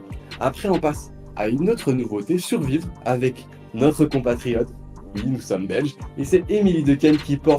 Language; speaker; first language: French; native; French